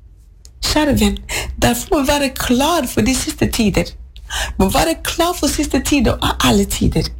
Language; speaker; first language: Norwegian; non-native, fluent; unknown